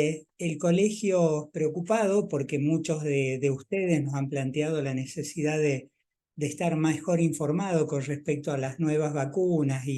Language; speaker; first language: Spanish; native; Spanish